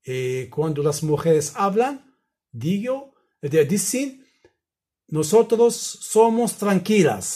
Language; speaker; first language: Spanish; non-native, fluent; Arabic